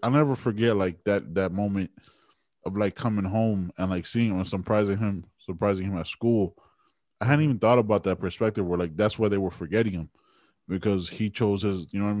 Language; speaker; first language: English; early bilingual, other home language; Spanish